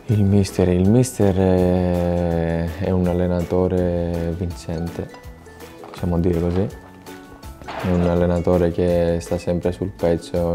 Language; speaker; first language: Italian; non-native, fluent; Greek